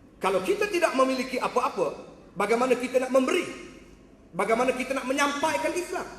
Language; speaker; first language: Malay; native; Malay